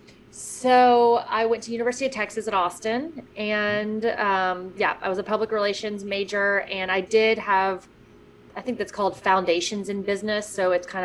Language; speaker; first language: English; native; English